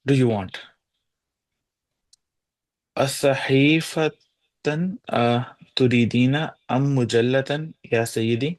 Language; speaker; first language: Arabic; non-native, learner; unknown